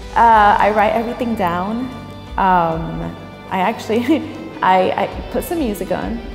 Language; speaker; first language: English; native; English